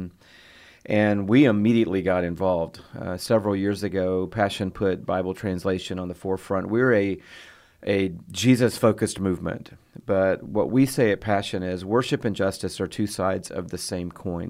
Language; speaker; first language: English; native; English